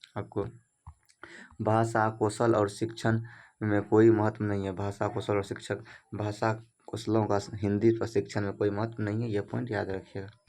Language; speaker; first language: Hindi; native; Hindi